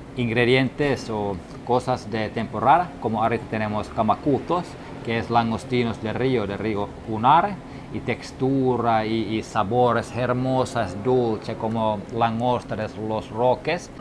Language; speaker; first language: Spanish; non-native, learner; Finnish